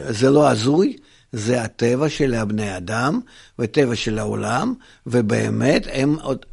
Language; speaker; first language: Hebrew; non-native, fluent; Russian